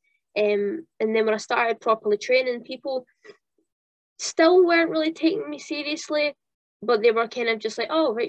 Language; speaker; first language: English; native; English